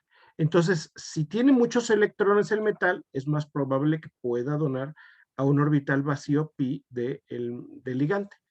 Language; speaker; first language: Spanish; native; Spanish